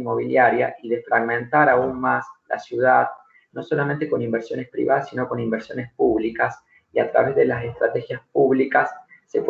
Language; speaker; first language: Spanish; native; Spanish